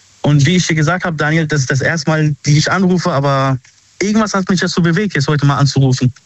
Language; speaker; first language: German; early bilingual, other home language; Arabic